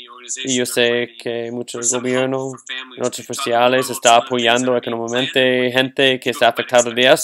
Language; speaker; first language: Spanish; non-native, learner; English